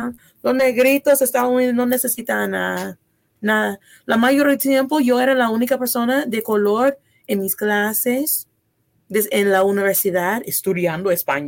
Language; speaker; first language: Spanish; non-native, fluent; English